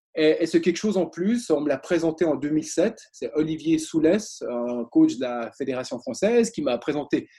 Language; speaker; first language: French; native; French